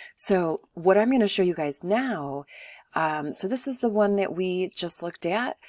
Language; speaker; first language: English; native; English